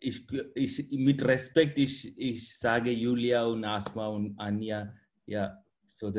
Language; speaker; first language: German; non-native, fluent; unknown